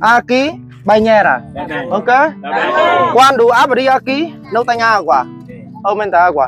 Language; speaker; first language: Portuguese; non-native, learner; Vietnamese